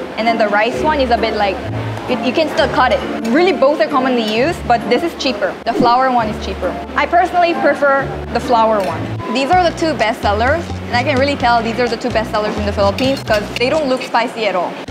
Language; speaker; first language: English; non-native, local second language; Korean